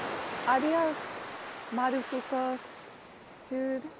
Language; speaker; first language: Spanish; non-native, learner; English